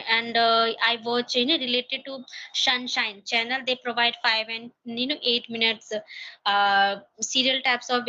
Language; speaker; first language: English; non-native, learner; Hindi